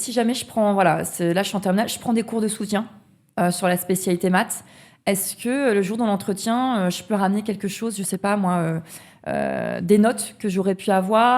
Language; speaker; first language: French; native; French